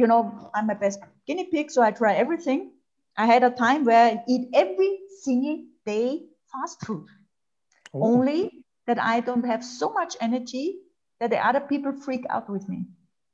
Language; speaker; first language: English; non-native, fluent; German